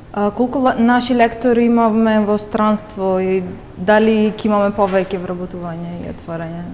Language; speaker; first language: Macedonian; native; Macedonian